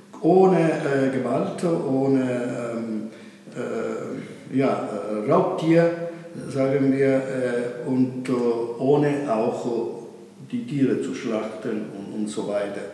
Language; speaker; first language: German; non-native, learner; Italian